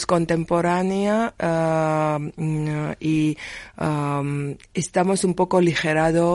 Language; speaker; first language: Spanish; non-native, learner; Georgian